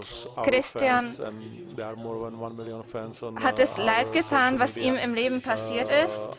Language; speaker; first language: German; non-native, fluent; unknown